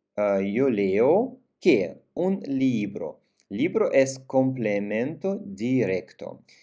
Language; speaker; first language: Spanish; non-native, fluent; Russian